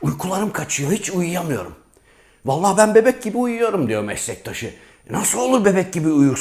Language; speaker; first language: Turkish; native; Turkish